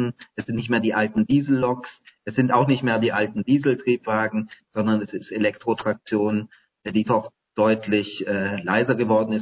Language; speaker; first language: German; native; German